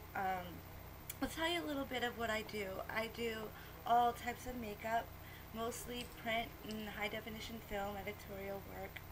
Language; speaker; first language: English; native; English